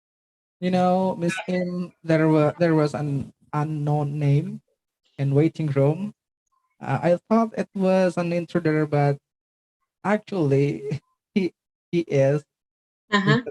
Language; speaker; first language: English; non-native, fluent; Indonesian